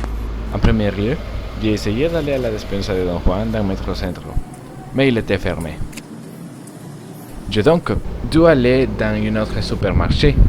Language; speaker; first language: French; non-native, learner; Spanish